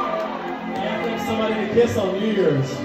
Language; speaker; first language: English; native; English